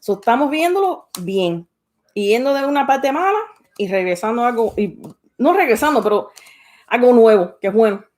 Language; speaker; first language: Spanish; early bilingual, heritage; Spanish